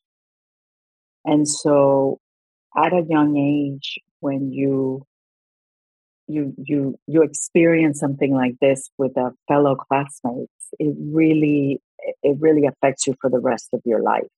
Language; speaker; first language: English; non-native, fluent; Spanish